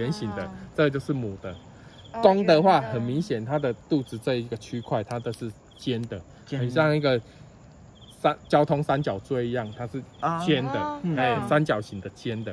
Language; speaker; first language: Chinese; native; Chinese